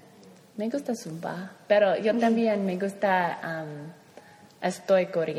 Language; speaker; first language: Spanish; non-native, learner; English